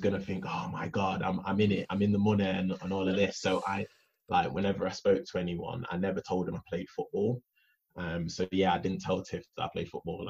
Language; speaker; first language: English; native; English